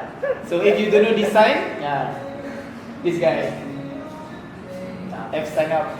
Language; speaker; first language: English; non-native, fluent; Indonesian